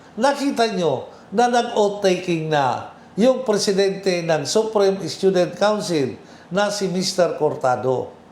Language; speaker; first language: Filipino; non-native, local second language; Bikol